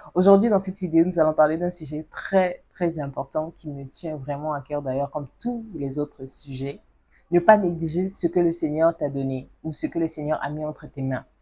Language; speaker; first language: French; non-native, local second language; Lingala